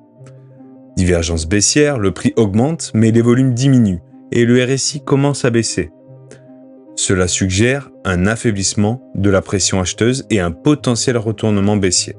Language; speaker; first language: French; native; French